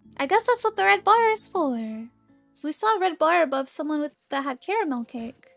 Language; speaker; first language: English; native; English